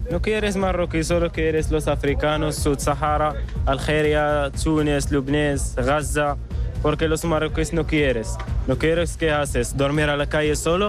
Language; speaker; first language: Spanish; non-native, learner; Arabic